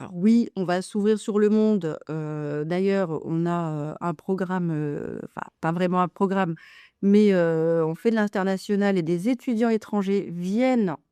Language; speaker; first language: French; native; French